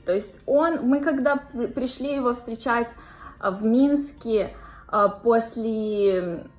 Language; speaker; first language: Russian; native; Russian